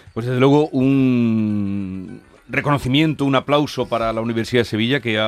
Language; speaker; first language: Spanish; native; Spanish